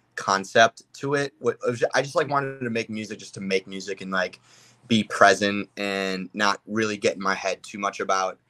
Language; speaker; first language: English; native; English